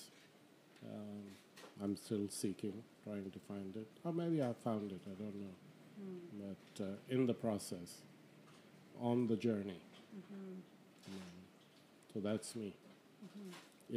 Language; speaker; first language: English; non-native, local second language; Bangla